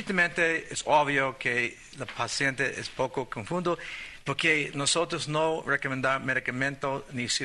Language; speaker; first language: Spanish; non-native, learner; English